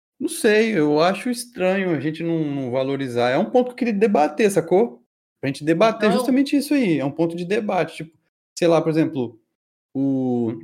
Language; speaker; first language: Portuguese; native; Portuguese